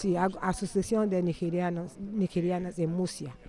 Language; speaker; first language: Spanish; non-native, learner; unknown